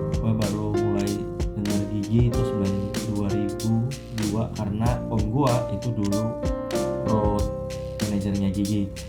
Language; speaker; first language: Indonesian; native; Indonesian